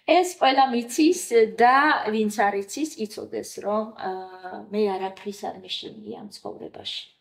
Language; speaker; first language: Georgian; non-native, local second language; Azerbaijani